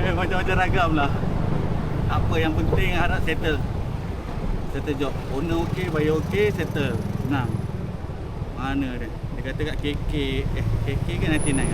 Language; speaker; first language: Malay; native; Malay